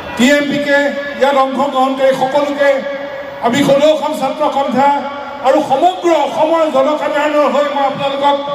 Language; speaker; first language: Assamese; native; Assamese